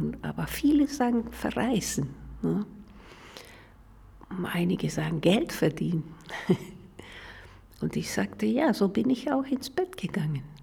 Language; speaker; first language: German; non-native, fluent; Spanish